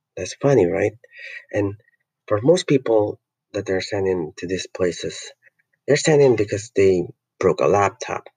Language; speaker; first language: English; non-native, local second language; Filipino